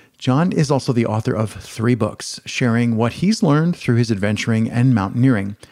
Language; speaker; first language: English; native; English